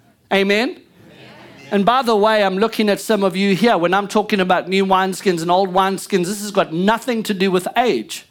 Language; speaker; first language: English; native; English